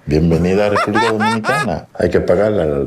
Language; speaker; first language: Spanish; native; Spanish